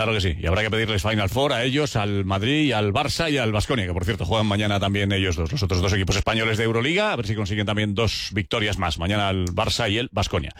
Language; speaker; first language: Spanish; native; Spanish